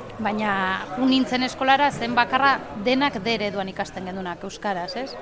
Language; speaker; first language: Basque; non-native, local second language; Spanish